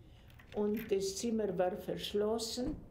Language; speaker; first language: German; non-native, fluent; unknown